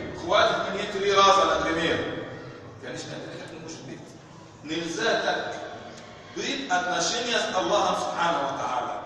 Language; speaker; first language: Russian; non-native, fluent; Arabic